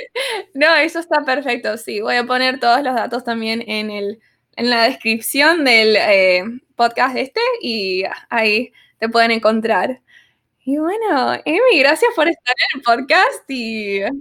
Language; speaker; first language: Spanish; early bilingual, other home language; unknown